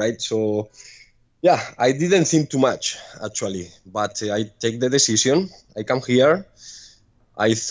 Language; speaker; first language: English; non-native, fluent; Spanish